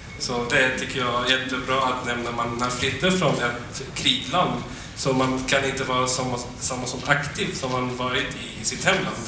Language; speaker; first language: Swedish; non-native, fluent; Arabic